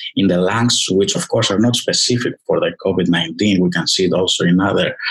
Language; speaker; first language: English; non-native, fluent; Greek